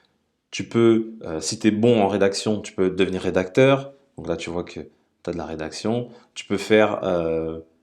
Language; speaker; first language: French; native; French